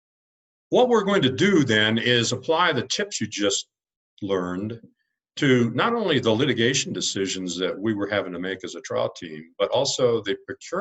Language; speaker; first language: English; native; English